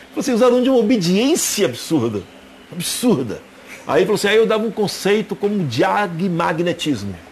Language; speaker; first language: Portuguese; native; Portuguese